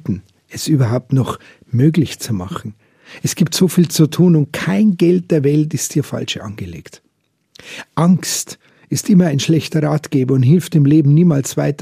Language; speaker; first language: German; native; German